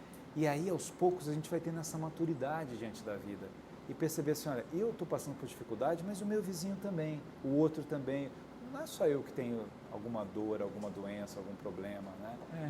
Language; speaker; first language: Portuguese; native; Portuguese